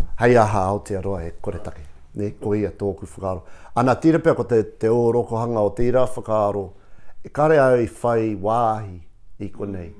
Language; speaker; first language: Māori; non-native, local second language; English